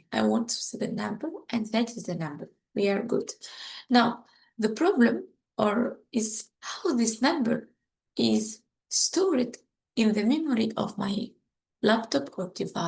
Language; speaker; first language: English; non-native, fluent; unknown